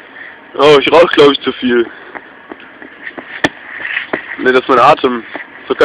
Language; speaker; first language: German; native; German